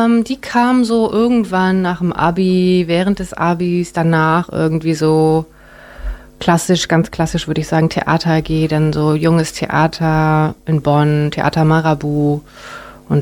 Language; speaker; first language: German; native; German